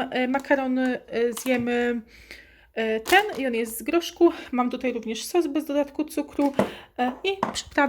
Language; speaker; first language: Polish; native; Polish